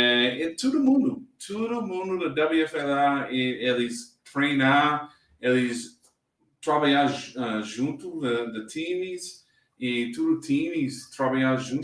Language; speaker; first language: Portuguese; non-native, learner; English